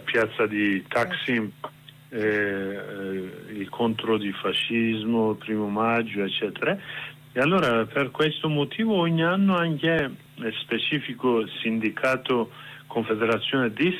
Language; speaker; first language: Italian; non-native, learner; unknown